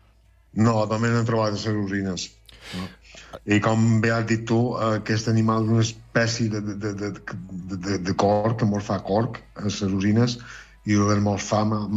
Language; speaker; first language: Catalan; native; Catalan